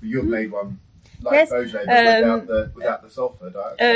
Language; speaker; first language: English; native; English